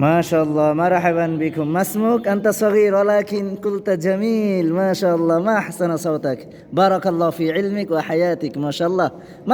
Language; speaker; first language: Arabic; non-native, fluent; Bangla